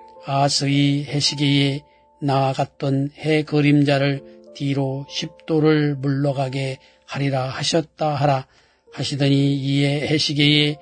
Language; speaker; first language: Korean; native; Korean